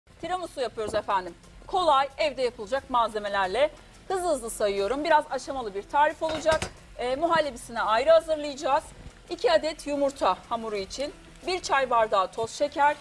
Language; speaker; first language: Turkish; native; Turkish